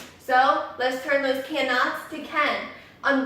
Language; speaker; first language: English; native; English